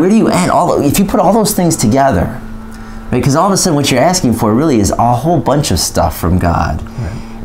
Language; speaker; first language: English; native; English